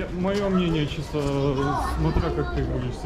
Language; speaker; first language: Russian; native; Russian